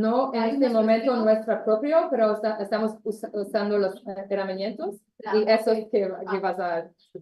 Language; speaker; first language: Spanish; non-native, learner; English